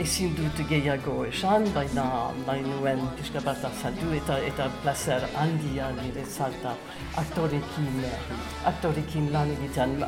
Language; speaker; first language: Basque; non-native, learner; English